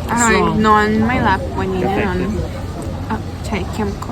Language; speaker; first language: Thai; non-native, learner; English